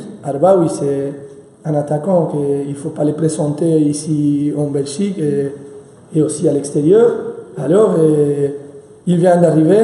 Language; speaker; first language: French; non-native, fluent; Spanish